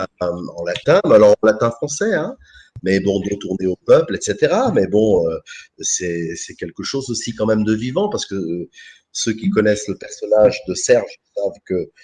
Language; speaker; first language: French; native; French